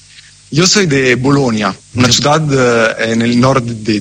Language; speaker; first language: Spanish; non-native, fluent; Italian